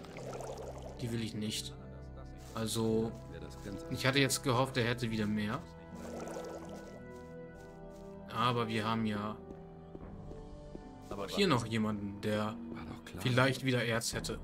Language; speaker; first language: German; native; German